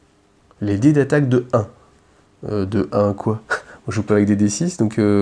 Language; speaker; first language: French; native; French